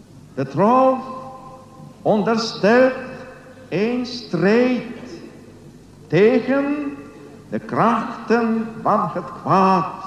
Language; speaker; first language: Dutch; non-native, learner; Polish